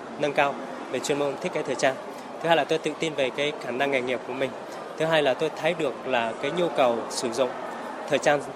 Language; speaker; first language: Vietnamese; non-native, local second language; Hmong